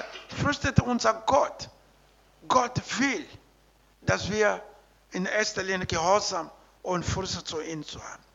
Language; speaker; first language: German; non-native, learner; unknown